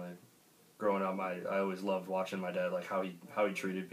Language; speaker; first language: English; native; English